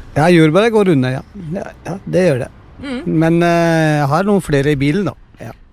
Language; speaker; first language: Norwegian; non-native, fluent; Punjabi